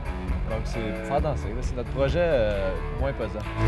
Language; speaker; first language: French; native; French